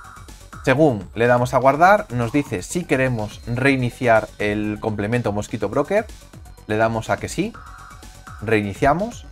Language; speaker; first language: Spanish; native; Spanish